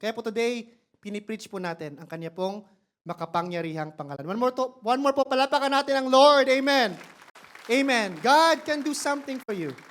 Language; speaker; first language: Filipino; non-native, local second language; Cebuano